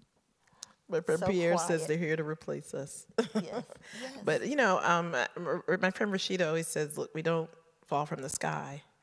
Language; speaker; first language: English; native; English